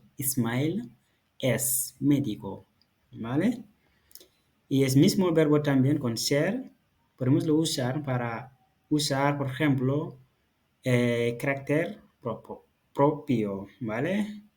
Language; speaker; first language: Spanish; non-native, fluent; Fula